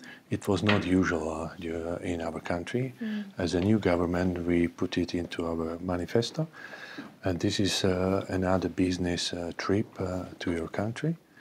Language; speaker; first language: English; non-native, fluent; Slovak